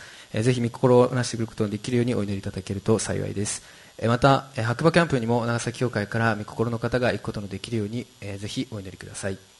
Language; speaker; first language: Japanese; native; Japanese